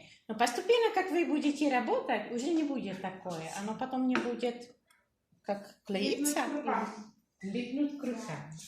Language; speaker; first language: Russian; non-native, learner; Czech